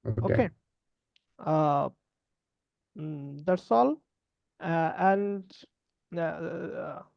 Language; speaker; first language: English; non-native, learner; Bangla